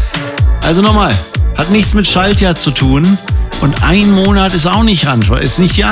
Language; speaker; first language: German; native; German